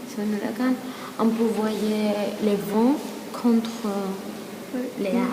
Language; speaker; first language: French; non-native, learner; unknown